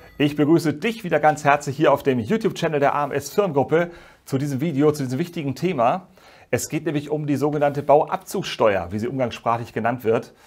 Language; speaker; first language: German; native; German